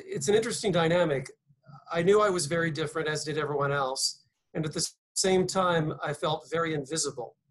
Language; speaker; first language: English; native; English